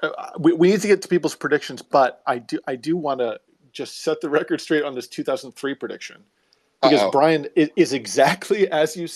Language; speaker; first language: English; native; English